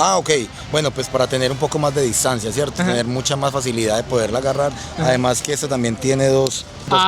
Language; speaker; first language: Spanish; native; Spanish